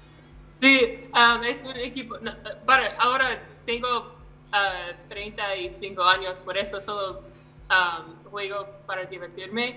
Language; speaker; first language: Spanish; non-native, learner; English